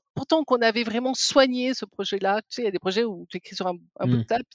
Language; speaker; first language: French; native; French